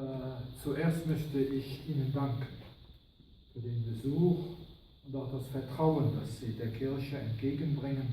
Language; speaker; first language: German; non-native, local second language; Luxembourgish